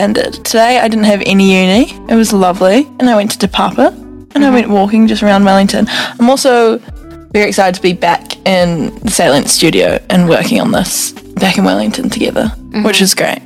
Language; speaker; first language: English; native; English